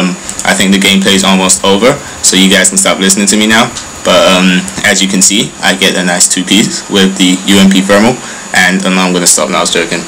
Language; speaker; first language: English; native; English